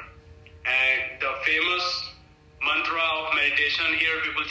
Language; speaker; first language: English; non-native, local second language; Hindi